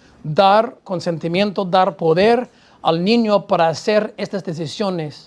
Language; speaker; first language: Spanish; non-native, fluent; English